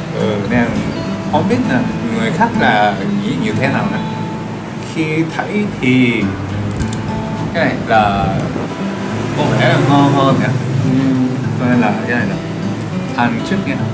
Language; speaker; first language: Vietnamese; non-native, learner; Japanese